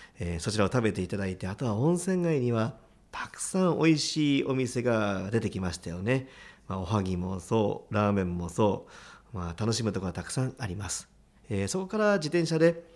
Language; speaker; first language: Japanese; native; Japanese